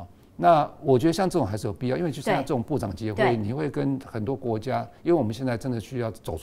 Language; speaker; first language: Chinese; native; Chinese